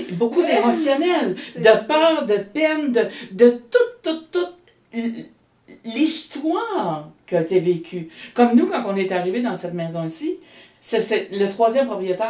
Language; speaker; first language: French; native; French